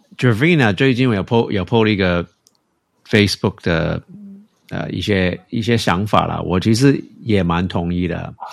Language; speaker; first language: Chinese; non-native, fluent; English